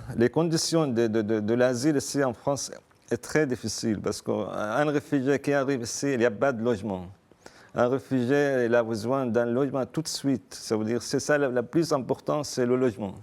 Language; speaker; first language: French; non-native, fluent; Arabic